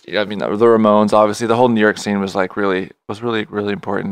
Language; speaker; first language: English; native; English